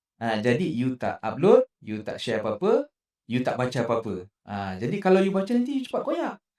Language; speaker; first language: Malay; native; Malay